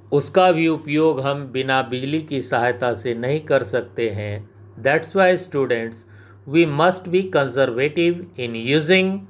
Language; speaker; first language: Hindi; native; Hindi